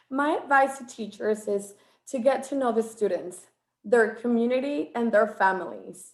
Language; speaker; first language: English; non-native, fluent; Spanish